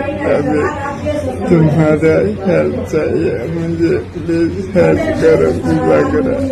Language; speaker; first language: Hindi; non-native, local second language; Kok Borok